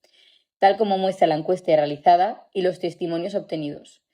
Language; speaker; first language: Spanish; native; Spanish